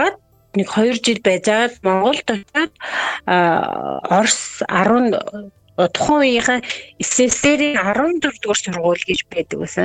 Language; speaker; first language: Mongolian; native; Mongolian